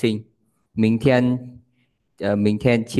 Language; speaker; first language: Chinese; non-native, learner; Vietnamese